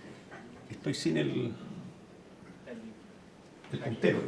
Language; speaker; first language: Spanish; native; Spanish